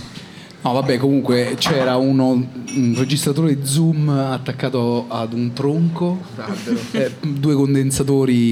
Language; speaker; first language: Italian; native; Italian